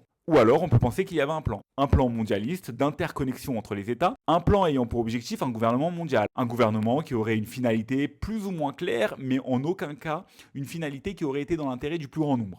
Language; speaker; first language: French; native; French